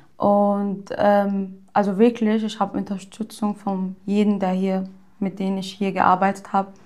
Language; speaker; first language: German; early bilingual, other home language; Arabic